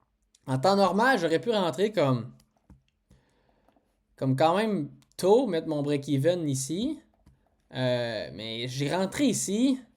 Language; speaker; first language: French; native; French